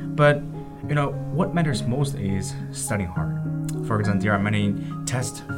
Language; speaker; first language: English; non-native, fluent; Chinese